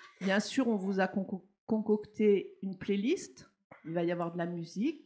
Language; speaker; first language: French; native; French